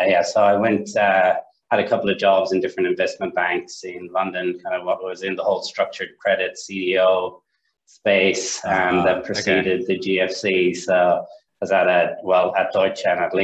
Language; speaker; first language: English; native; English